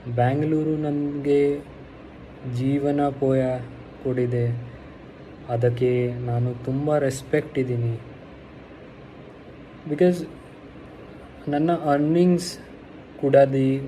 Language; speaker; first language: Kannada; non-native, learner; Hindi